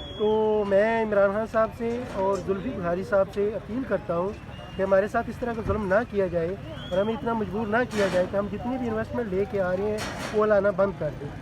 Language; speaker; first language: Urdu; non-native, local second language; Punjabi